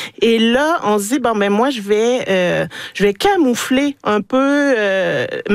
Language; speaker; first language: French; native; French